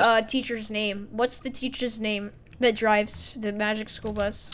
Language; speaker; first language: English; native; English